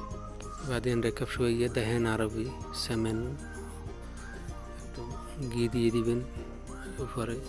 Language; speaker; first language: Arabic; non-native, learner; Bangla